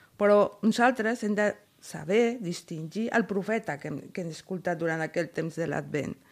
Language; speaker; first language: Catalan; non-native, fluent; Spanish